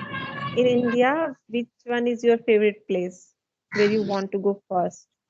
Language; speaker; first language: English; non-native, fluent; Hindi